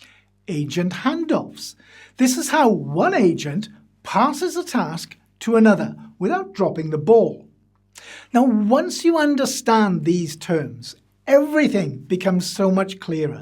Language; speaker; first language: English; native; English